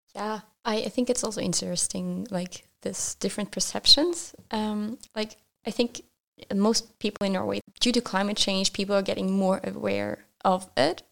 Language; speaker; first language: English; non-native, fluent; Norwegian